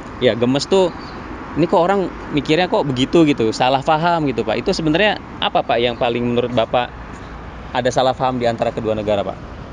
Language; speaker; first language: Indonesian; native; Indonesian